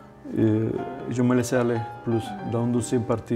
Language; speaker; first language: French; non-native, fluent; Spanish